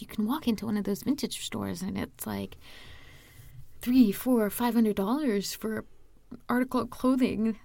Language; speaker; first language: English; native; English